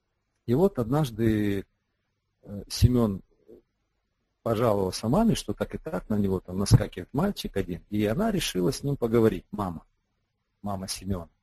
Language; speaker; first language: Russian; native; Russian